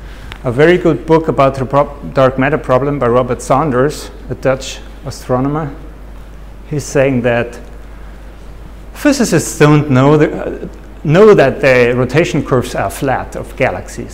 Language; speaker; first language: English; non-native, fluent; German